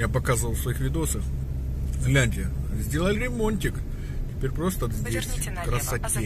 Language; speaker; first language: Russian; native; Russian